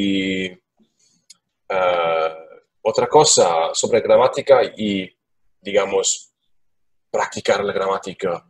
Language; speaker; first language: Spanish; non-native, learner; German